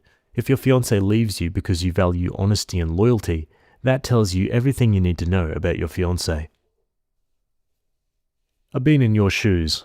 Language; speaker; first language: English; native; English